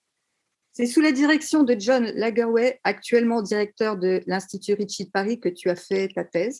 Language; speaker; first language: French; native; French